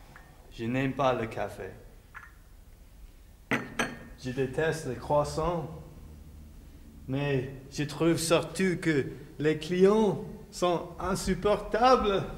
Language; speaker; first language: French; non-native, learner; Finnish